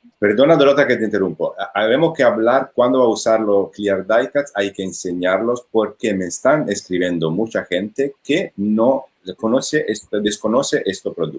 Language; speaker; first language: Spanish; non-native, fluent; Italian